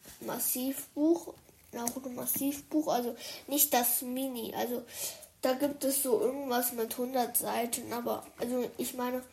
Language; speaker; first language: German; early bilingual, other home language; Chinese